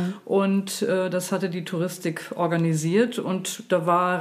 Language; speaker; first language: German; native; German